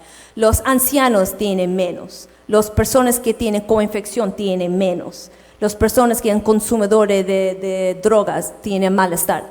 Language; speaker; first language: Spanish; non-native, fluent; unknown